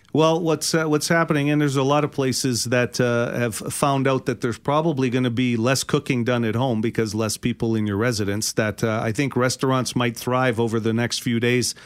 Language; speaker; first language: English; native; English